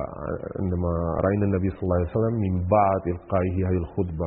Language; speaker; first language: Arabic; non-native, fluent; Spanish